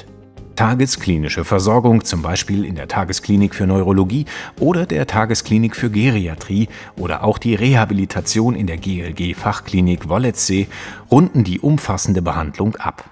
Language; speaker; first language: German; native; German